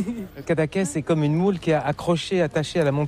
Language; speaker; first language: French; native; French